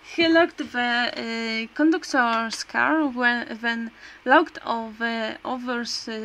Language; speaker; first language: English; non-native, learner; Polish